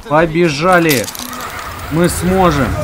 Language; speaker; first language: Russian; native; Russian